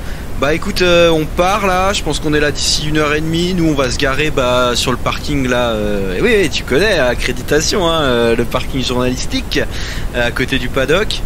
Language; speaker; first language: French; native; French